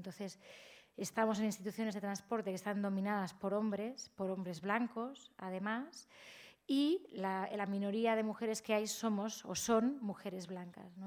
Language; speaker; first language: Spanish; native; Spanish